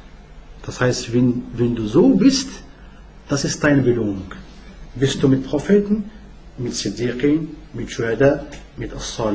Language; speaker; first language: German; non-native, learner; Arabic